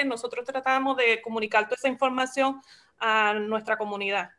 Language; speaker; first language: Spanish; early bilingual, heritage; Spanish